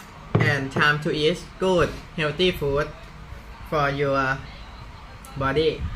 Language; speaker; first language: English; non-native, learner; Thai